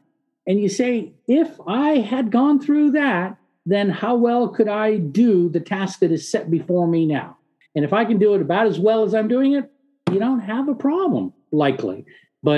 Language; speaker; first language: English; early bilingual, other home language; Spanish